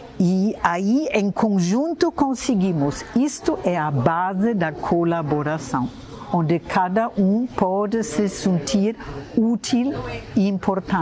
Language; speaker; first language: Portuguese; non-native, fluent; German